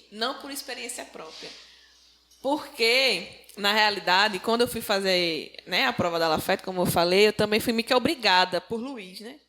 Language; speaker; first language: Portuguese; native; Portuguese